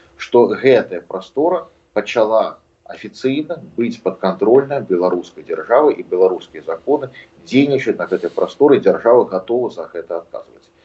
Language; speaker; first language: Belarusian; non-native, local second language; Russian